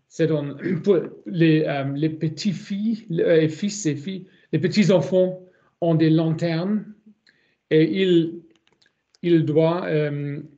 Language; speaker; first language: French; non-native, learner; German